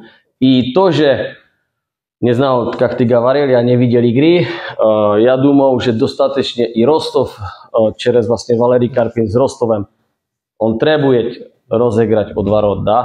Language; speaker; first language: Russian; non-native, fluent; Czech